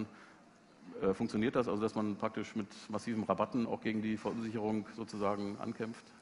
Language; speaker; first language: German; native; German